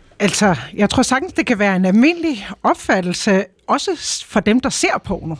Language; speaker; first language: Danish; native; Danish